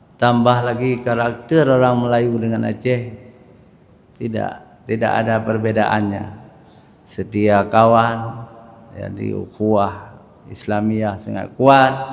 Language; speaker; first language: Malay; non-native, local second language; Achinese